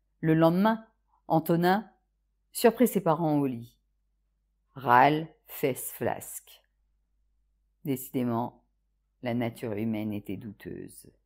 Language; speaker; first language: French; native; French